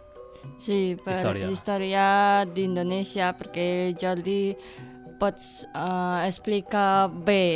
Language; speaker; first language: Catalan; non-native, learner; Indonesian